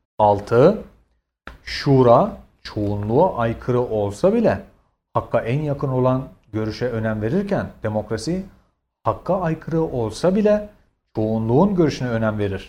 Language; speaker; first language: Turkish; native; Turkish